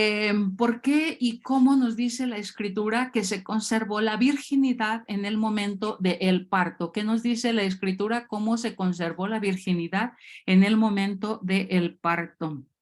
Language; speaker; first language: Spanish; native; Spanish